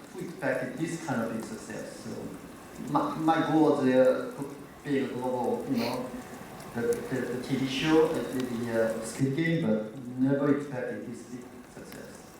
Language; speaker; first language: English; non-native, fluent; Korean